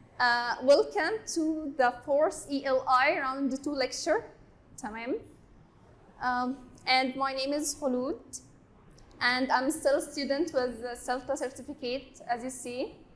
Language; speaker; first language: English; non-native, learner; Arabic